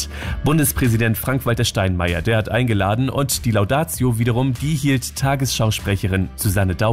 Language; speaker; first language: German; native; German